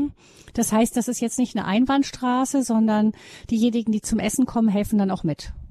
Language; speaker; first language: German; native; German